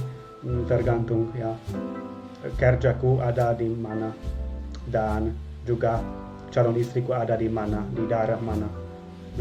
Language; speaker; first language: Indonesian; non-native, fluent; Hungarian